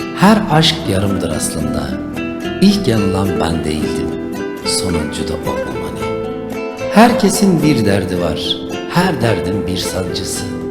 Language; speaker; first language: Turkish; native; Turkish